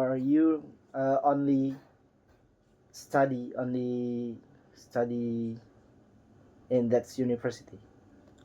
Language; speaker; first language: English; non-native, learner; Indonesian